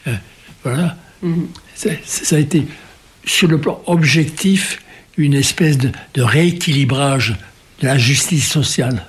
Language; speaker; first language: French; native; French